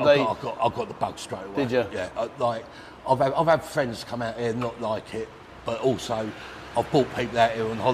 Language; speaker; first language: English; native; English